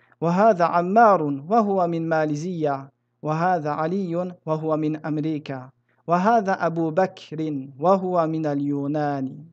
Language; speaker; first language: Arabic; non-native, fluent; French